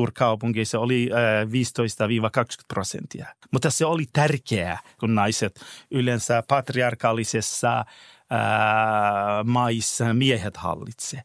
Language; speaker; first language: Finnish; non-native, fluent; Persian